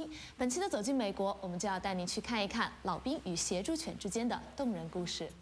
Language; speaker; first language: Chinese; native; Chinese